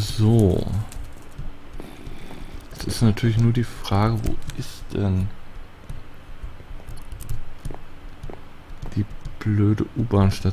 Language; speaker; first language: German; native; German